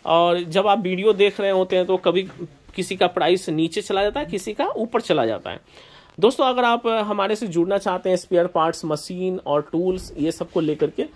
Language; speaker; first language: Hindi; native; Hindi